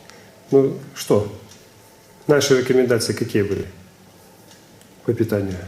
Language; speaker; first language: Russian; native; Russian